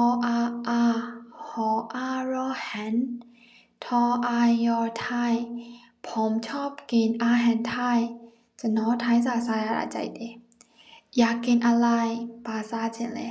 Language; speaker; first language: Thai; non-native, learner; Chinese